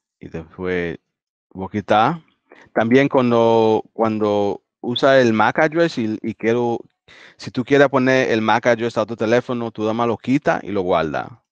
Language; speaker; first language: Spanish; early bilingual, heritage; Spanish